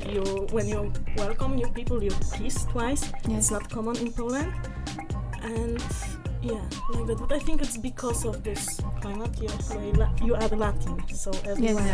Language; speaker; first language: English; non-native, learner; Polish